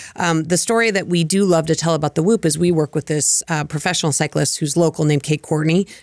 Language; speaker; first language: English; native; English